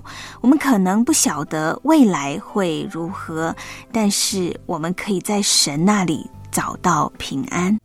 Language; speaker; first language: Chinese; native; Chinese